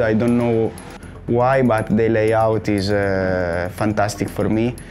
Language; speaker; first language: English; non-native, fluent; Italian